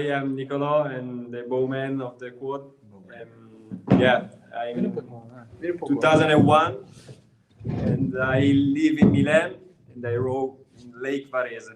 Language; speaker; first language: English; non-native, learner; Italian